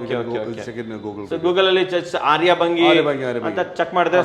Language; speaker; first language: Kannada; native; Kannada